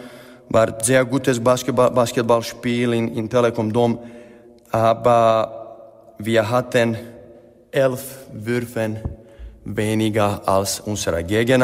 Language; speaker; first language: German; non-native, learner; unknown